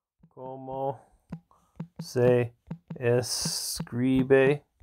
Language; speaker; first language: Spanish; non-native, learner; English